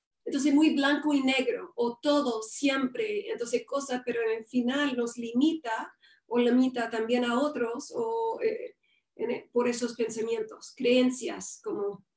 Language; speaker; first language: Spanish; non-native, fluent; English